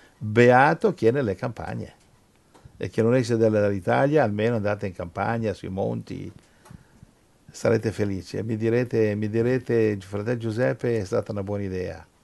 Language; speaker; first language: Italian; non-native, fluent; English